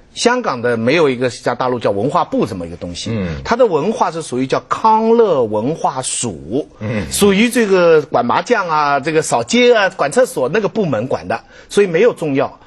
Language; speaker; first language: Chinese; non-native, local second language; Cantonese